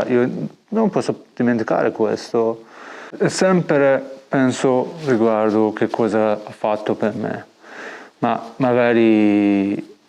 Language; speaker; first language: Italian; non-native, learner; Persian